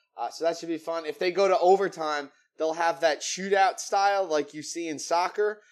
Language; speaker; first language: English; native; English